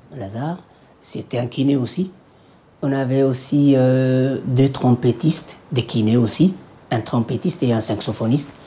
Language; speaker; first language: French; non-native, local second language; Somali